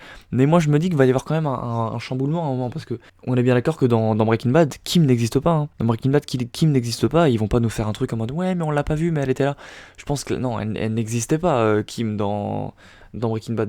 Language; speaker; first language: French; native; French